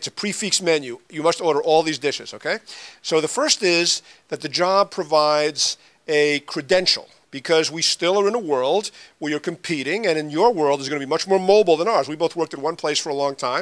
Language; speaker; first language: English; native; English